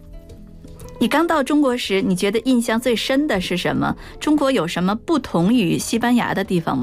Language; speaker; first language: Chinese; native; Chinese